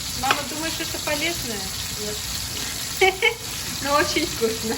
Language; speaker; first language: Russian; early bilingual, other home language; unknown